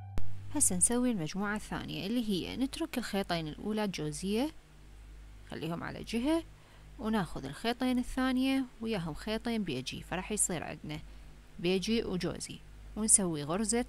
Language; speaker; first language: Arabic; native; Arabic